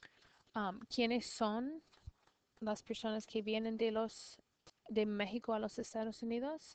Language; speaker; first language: Spanish; non-native, learner; English